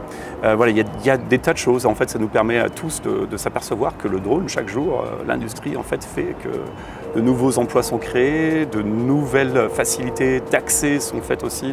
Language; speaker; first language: French; native; French